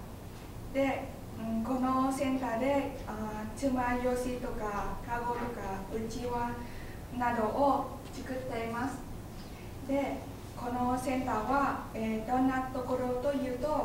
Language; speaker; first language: Japanese; non-native, learner; Vietnamese